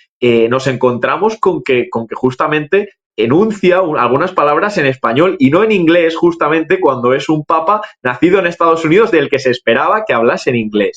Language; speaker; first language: Spanish; native; Spanish